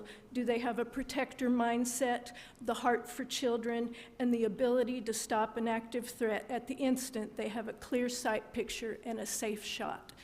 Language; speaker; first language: English; native; English